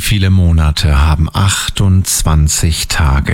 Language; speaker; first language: German; native; German